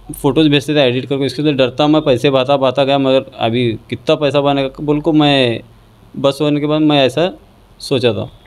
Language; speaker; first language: Hindi; non-native, local second language; Urdu